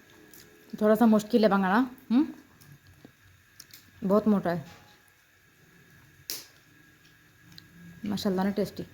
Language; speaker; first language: Hindi; non-native, local second language; Bangla